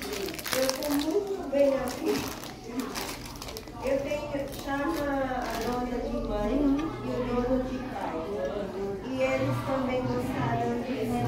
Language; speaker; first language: Portuguese; non-native, fluent; Filipino